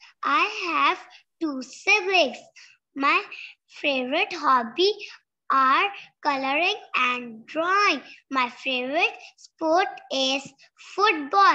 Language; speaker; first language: English; non-native, learner; Urdu